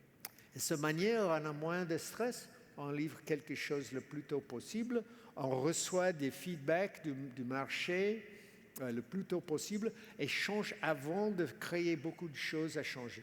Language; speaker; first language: French; non-native, fluent; English